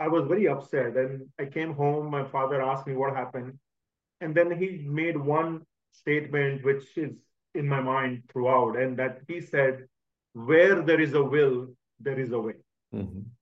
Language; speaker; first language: English; non-native, local second language; Hindi